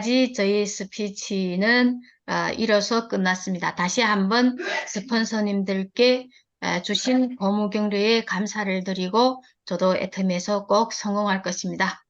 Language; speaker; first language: Korean; early bilingual, heritage; Korean